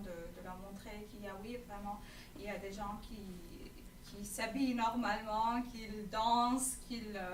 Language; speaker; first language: French; non-native, fluent; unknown